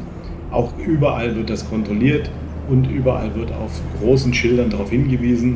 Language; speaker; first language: German; native; German